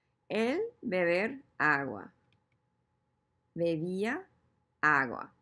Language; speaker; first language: Spanish; non-native, fluent; English